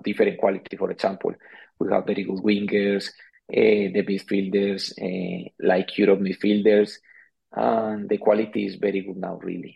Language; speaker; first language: English; non-native, learner; Spanish